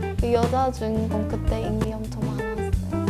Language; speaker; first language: Korean; non-native, fluent; Chinese